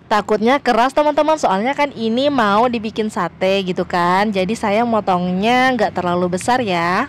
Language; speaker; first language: Indonesian; native; Indonesian